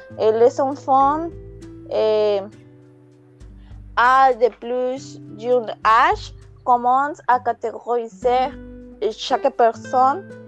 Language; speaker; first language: French; non-native, learner; Spanish